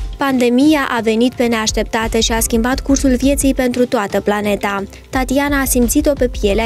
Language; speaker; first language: Romanian; native; Romanian